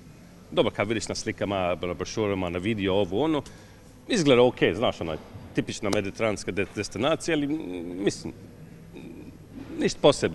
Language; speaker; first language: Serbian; non-native, fluent; English